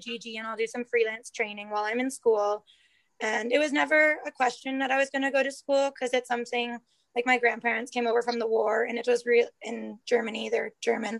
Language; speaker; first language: English; native; English